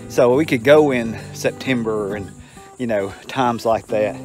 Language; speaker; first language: English; native; English